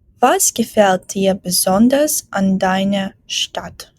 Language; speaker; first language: German; non-native, fluent; Ukrainian